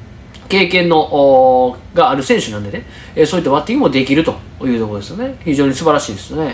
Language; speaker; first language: Japanese; native; Japanese